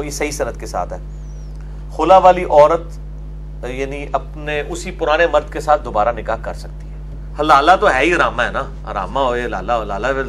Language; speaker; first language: Urdu; non-native, local second language; Punjabi